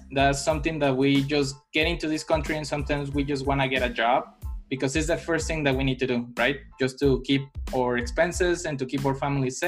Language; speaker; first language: English; non-native, fluent; Spanish